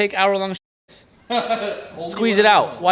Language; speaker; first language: English; native; English